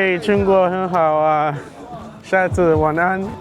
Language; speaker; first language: Chinese; non-native, learner; English